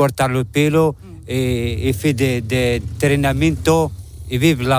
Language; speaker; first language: Spanish; non-native, learner; Arabic